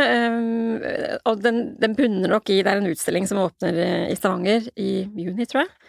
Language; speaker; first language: Norwegian; native; Norwegian